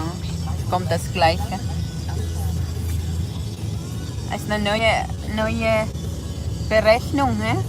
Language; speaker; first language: German; non-native, fluent; Cebuano